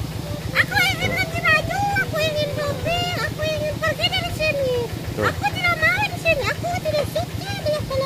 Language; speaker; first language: Indonesian; non-native, local second language; Sundanese